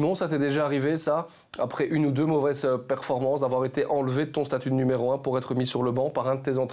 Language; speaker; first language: French; native; French